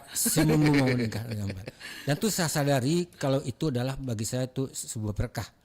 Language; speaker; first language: Indonesian; non-native, local second language; Minangkabau